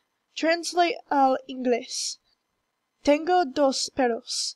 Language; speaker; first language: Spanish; non-native, learner; English